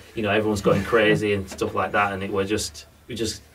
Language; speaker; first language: English; native; English